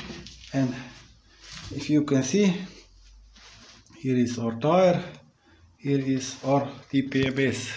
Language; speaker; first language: English; non-native, learner; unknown